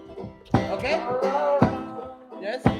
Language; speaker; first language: English; non-native, fluent; French